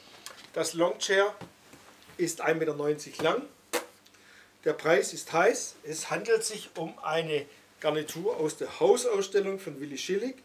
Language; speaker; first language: German; native; German